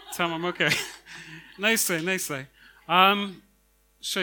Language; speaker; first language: Turkish; non-native, fluent; English